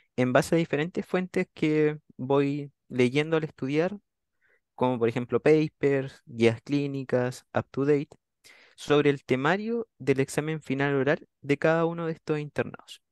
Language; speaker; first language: Spanish; native; Spanish